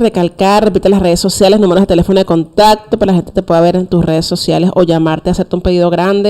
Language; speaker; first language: Spanish; native; Spanish